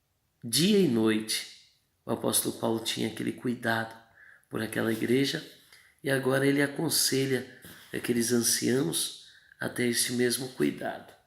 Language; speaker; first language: Portuguese; native; Portuguese